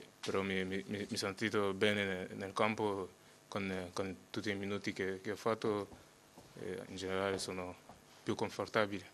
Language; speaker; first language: Italian; non-native, learner; French